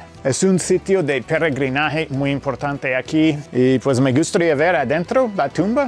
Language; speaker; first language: Spanish; non-native, fluent; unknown